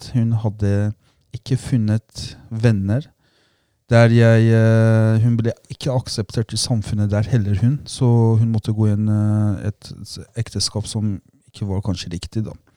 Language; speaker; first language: Norwegian; non-native, fluent; Persian